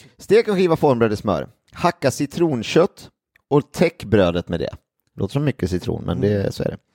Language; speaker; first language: Swedish; native; Swedish